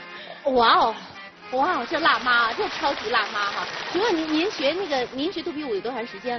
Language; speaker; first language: Chinese; native; Chinese